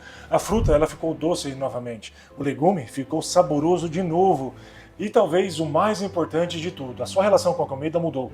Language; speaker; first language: Portuguese; native; Portuguese